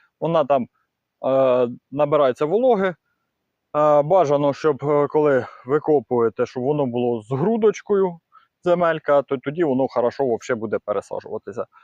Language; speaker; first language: Ukrainian; non-native, local second language; Russian